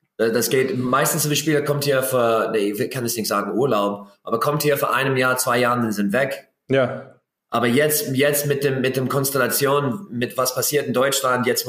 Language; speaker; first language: German; non-native, learner; English